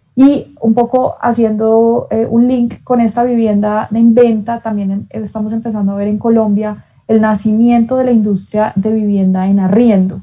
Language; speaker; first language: Spanish; native; Spanish